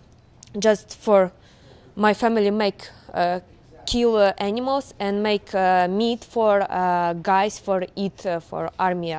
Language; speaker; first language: English; non-native, learner; Ukrainian